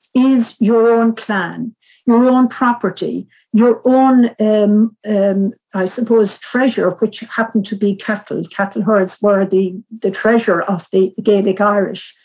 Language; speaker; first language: English; native; English